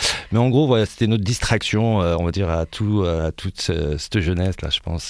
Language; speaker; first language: French; early bilingual, other home language; Arabic